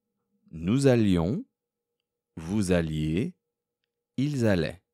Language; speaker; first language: French; non-native, fluent; Korean